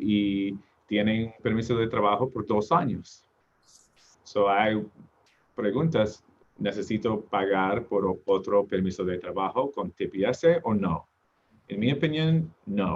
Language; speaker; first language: Spanish; non-native, learner; English